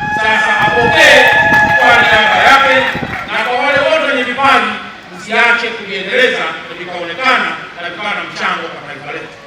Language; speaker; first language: Swahili; native; Swahili